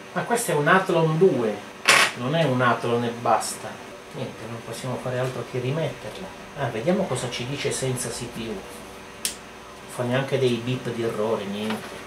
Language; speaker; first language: Italian; native; Italian